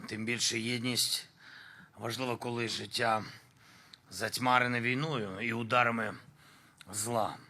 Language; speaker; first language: Ukrainian; non-native, local second language; Russian